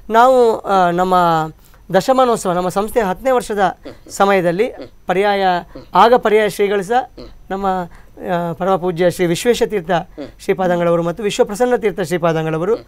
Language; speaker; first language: Kannada; native; Kannada